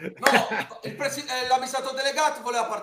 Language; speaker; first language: Italian; native; Italian